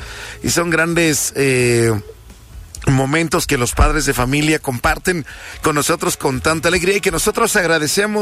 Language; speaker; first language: Spanish; native; Spanish